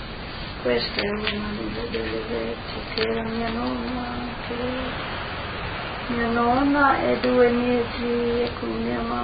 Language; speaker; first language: Italian; non-native, local second language; Slovenian